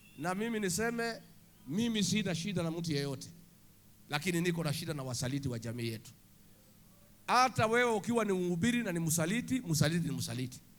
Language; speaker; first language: Swahili; non-native, local second language; Kikuyu